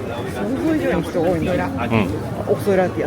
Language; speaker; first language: Japanese; native; Japanese